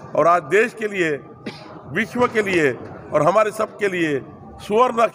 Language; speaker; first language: Hindi; non-native, local second language; Marathi